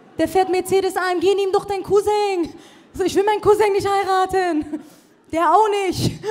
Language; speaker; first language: German; early bilingual, other home language; Persian